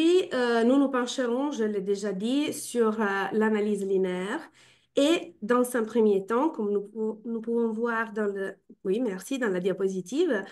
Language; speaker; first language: French; non-native, fluent; Italian